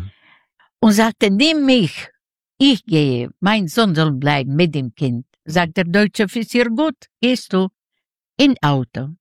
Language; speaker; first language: German; non-native, learner; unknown